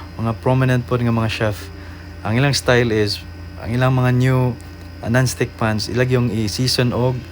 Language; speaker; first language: Cebuano; native; Cebuano